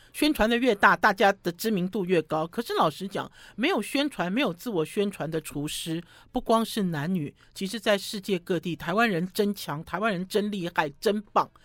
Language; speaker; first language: Chinese; native; Chinese